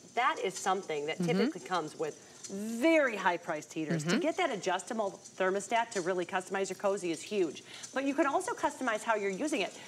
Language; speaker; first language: English; native; English